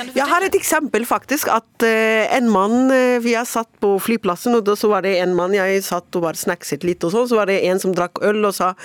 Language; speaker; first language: Norwegian; non-native, fluent; Arabic